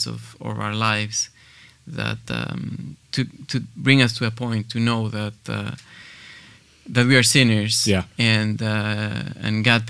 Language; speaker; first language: English; non-native, fluent; Spanish